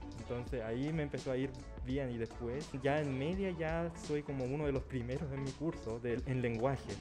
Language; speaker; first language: Spanish; early bilingual, other home language; Chinese